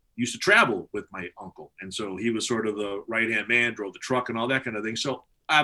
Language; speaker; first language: English; native; English